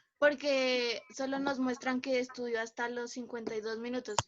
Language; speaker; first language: Spanish; native; Spanish